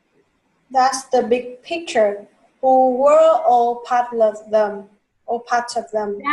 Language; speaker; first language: English; non-native, fluent; Vietnamese